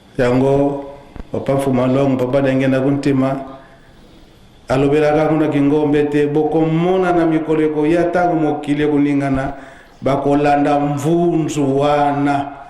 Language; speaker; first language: Lingala; non-native, local second language; Kongo